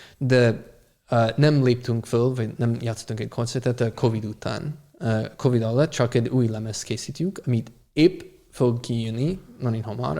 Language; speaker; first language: Hungarian; non-native, fluent; English